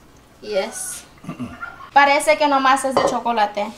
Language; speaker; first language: Spanish; early bilingual, heritage; Spanish